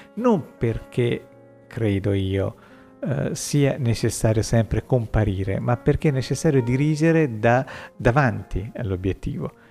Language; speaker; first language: Italian; native; Italian